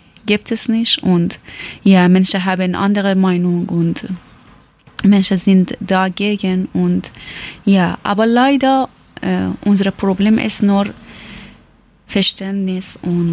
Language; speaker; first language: German; non-native, learner; Persian